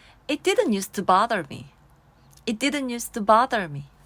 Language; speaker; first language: English; non-native, fluent; Korean